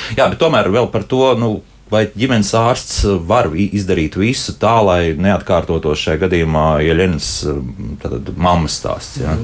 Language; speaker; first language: Latvian; native; Latvian